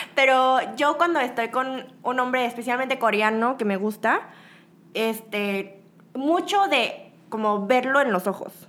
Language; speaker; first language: Spanish; early bilingual, other home language; Korean